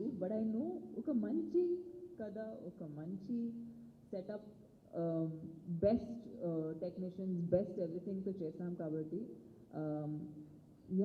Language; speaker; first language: Telugu; non-native, fluent; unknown